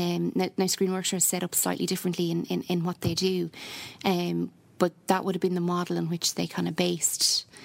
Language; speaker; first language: English; native; English